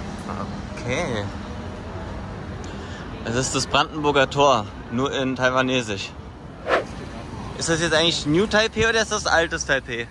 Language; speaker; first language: German; native; German